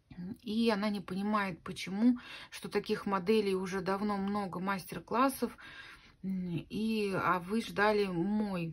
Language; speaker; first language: Russian; native; Russian